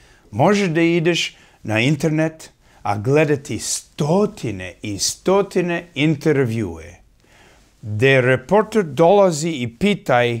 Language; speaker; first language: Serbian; early bilingual, heritage; English